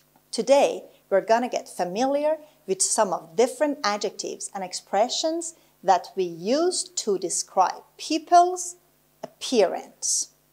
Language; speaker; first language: English; non-native, fluent; Persian